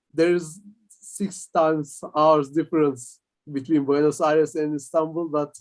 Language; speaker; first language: English; non-native, fluent; Turkish